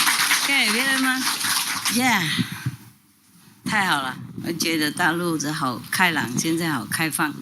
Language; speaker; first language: Chinese; non-native, fluent; Vietnamese